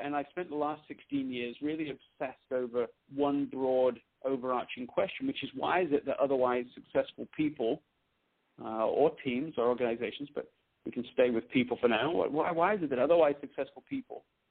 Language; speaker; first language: English; native; English